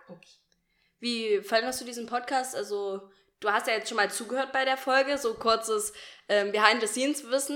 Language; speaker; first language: German; native; German